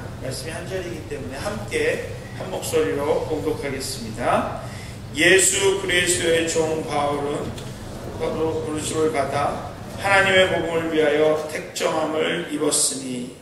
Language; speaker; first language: Korean; native; Korean